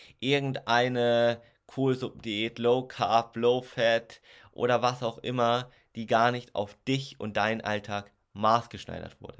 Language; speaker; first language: German; native; German